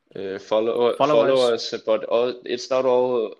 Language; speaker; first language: English; non-native, fluent; Danish